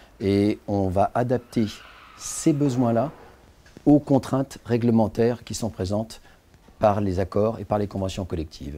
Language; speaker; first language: French; native; French